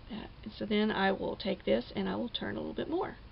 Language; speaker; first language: English; native; English